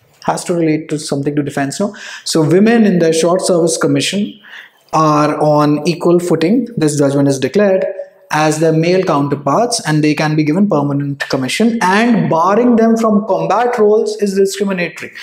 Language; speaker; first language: English; non-native, local second language; Hindi